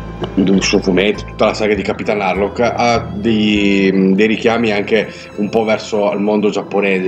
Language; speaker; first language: Italian; native; Italian